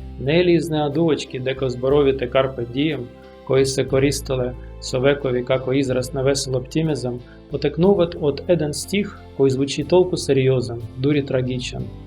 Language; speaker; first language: Macedonian; non-native, learner; Russian